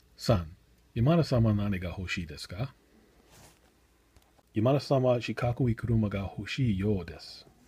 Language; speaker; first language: Japanese; non-native, learner; English